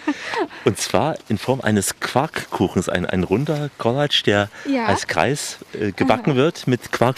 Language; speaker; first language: German; native; German